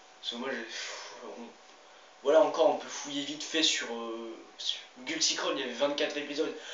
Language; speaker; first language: French; native; French